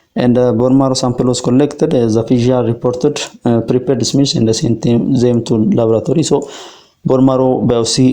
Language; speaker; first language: English; non-native, local second language; Amharic